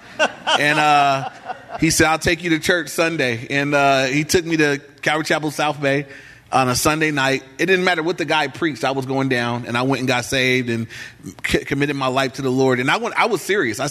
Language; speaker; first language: English; native; English